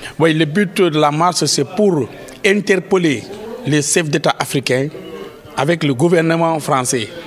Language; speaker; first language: French; non-native, local second language; Fula